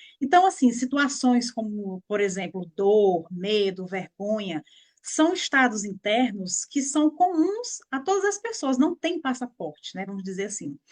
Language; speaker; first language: Portuguese; native; Portuguese